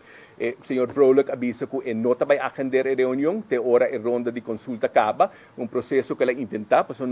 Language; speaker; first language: Spanish; non-native, learner; Papiamento